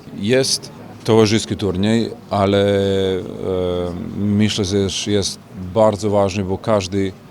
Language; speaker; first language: Polish; non-native, learner; Serbian